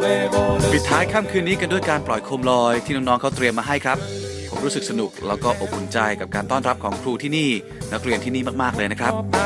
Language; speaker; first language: Thai; native; Thai